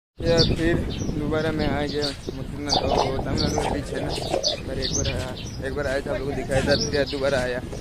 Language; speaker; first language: Hindi; non-native, local second language; Odia